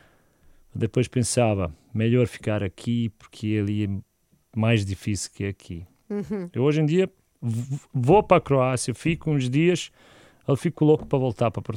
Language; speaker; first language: Portuguese; non-native, learner; Croatian